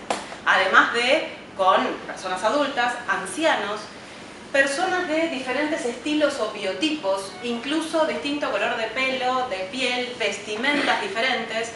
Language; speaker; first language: Spanish; native; Spanish